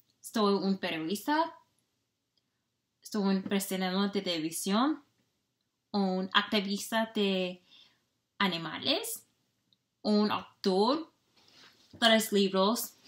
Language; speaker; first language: Spanish; non-native, learner; English